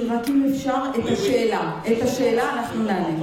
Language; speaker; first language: Hebrew; native; Hebrew